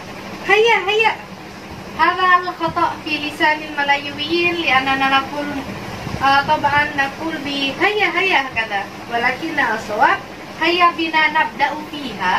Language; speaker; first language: Arabic; non-native, learner; Malay